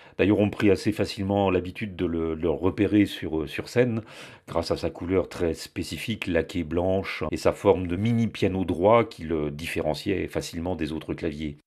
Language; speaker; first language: French; native; French